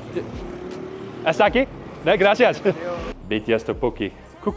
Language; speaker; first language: Spanish; non-native, learner; Dutch